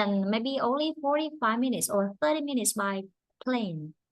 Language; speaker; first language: English; non-native, fluent; Vietnamese